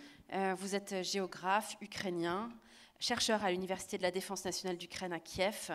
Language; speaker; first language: French; native; French